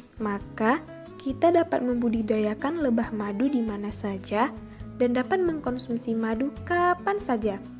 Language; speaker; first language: Indonesian; native; Indonesian